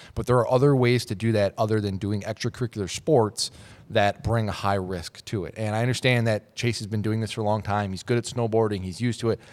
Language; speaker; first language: English; native; English